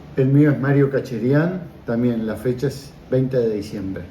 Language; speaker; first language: Spanish; native; Spanish